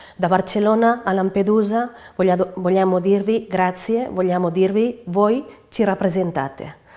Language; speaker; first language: Italian; non-native, fluent; Catalan